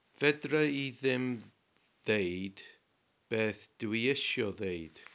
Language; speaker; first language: Welsh; non-native, learner; English